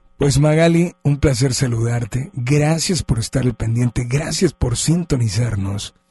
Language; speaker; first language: Spanish; native; Spanish